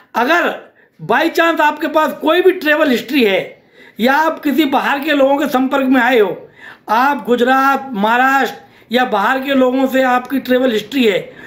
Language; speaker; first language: Hindi; native; Hindi